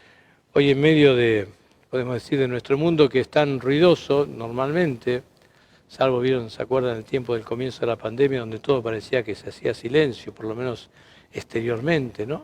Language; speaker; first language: Spanish; native; Spanish